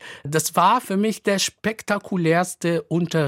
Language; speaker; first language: German; non-native, fluent; Arabic